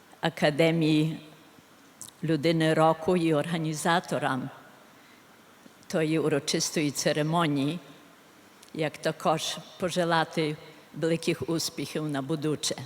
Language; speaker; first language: Ukrainian; early bilingual, other home language; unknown